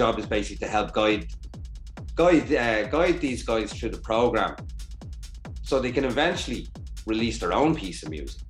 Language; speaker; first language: English; native; English